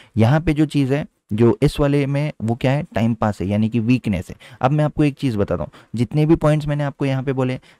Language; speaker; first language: Hindi; native; Hindi